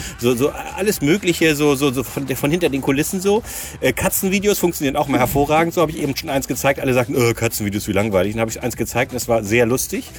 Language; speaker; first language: German; native; German